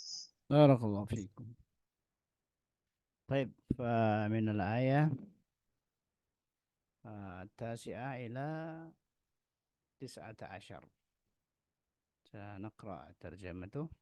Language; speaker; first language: Arabic; non-native, fluent; Indonesian